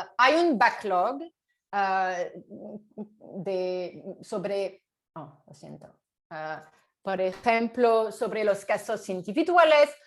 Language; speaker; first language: Spanish; non-native, fluent; French